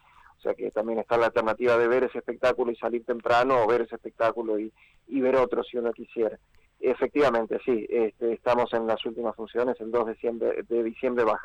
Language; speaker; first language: Spanish; native; Spanish